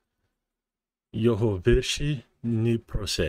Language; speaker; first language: Ukrainian; non-native, learner; English